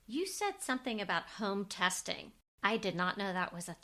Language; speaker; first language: English; native; English